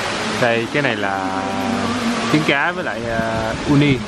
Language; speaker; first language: Vietnamese; early bilingual, heritage; Vietnamese